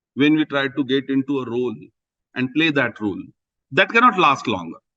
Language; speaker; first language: English; non-native, local second language; Marathi